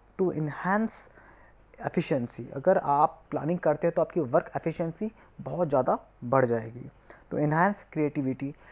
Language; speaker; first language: Hindi; native; Hindi